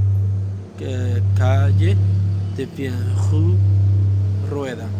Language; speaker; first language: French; non-native, learner; Spanish